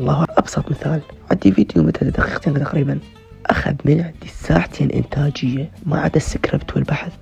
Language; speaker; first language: Arabic; native; Arabic